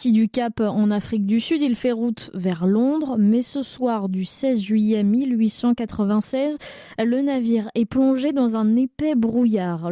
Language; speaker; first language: French; native; French